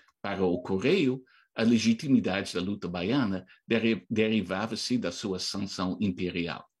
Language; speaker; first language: Portuguese; non-native, fluent; English